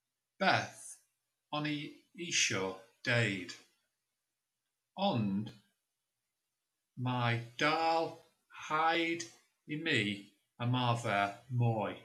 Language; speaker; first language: Welsh; non-native, learner; English